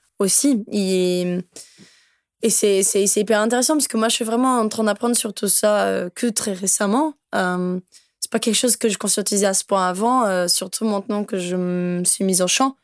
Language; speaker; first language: French; non-native, fluent; Portuguese